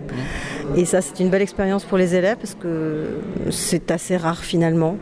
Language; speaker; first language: French; native; French